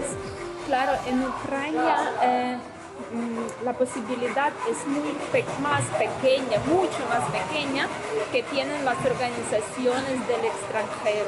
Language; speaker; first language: Spanish; non-native, fluent; Ukrainian